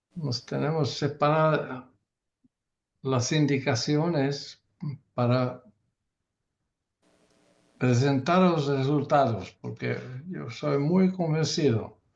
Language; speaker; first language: Spanish; non-native, learner; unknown